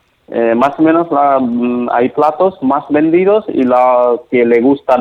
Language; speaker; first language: Spanish; non-native, learner; Nepali